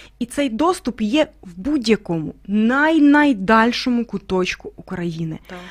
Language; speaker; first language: Ukrainian; native; Ukrainian